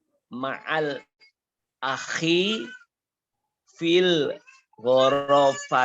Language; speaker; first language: Arabic; non-native, learner; Indonesian